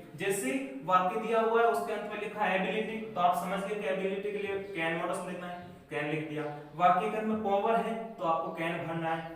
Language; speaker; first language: Hindi; native; Hindi